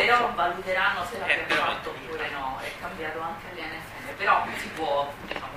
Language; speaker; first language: Italian; native; Italian